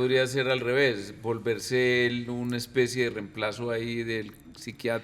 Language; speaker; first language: Spanish; native; Spanish